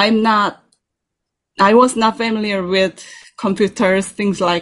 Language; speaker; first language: English; non-native, learner; Korean